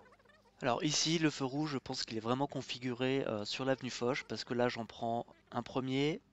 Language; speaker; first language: French; native; French